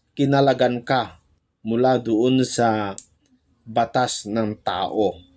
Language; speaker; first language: Filipino; non-native, local second language; Iloko